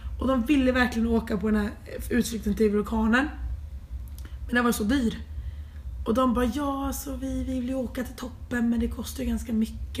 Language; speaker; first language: Swedish; native; Swedish